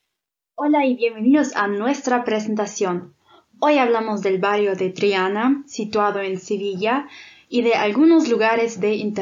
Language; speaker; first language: Spanish; non-native, learner; German